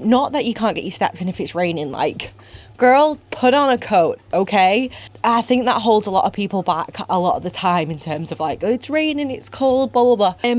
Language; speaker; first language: English; native; English